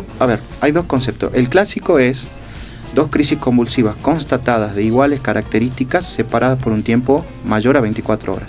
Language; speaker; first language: Spanish; native; Spanish